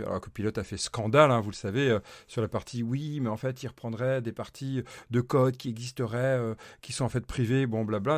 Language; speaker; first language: French; native; French